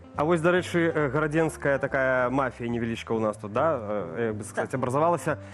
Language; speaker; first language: Belarusian; non-native, local second language; Russian